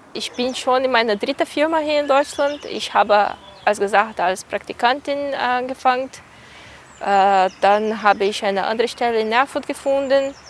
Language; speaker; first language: German; non-native, fluent; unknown